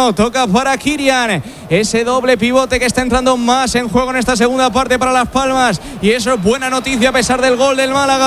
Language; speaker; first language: Spanish; native; Spanish